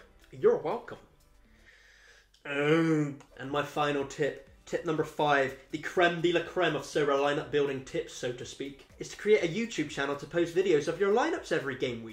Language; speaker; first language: English; native; English